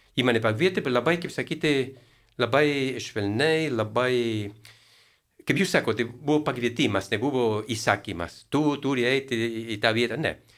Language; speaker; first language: Lithuanian; non-native, fluent; Spanish